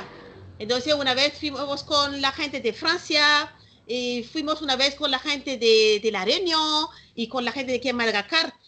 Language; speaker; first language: Spanish; non-native, learner; Malagasy